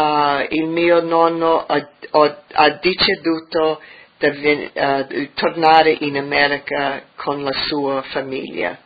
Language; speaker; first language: Italian; early bilingual, heritage; English